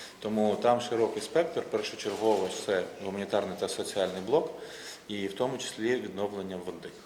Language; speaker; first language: Ukrainian; native; Ukrainian